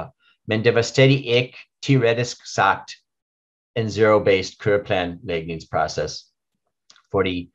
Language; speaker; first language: Danish; non-native, learner; English